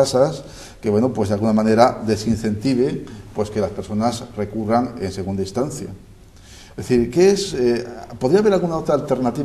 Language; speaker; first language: Spanish; native; Spanish